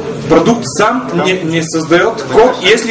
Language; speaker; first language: Russian; non-native, fluent; Bulgarian